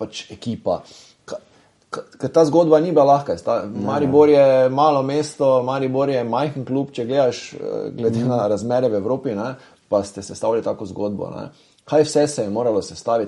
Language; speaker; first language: Slovenian; native; Slovenian